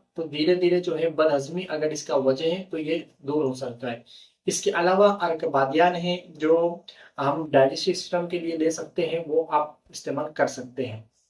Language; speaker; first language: Hindi; native; Hindi